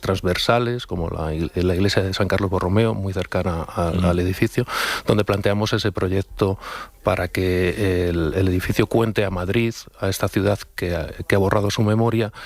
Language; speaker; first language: Spanish; native; Spanish